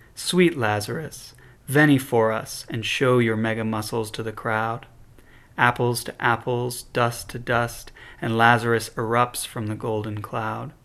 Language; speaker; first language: English; native; English